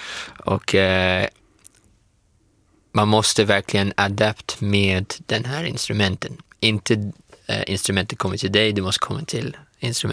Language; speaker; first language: Swedish; non-native, fluent; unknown